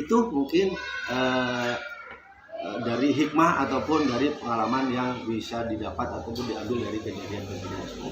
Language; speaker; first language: Indonesian; native; Indonesian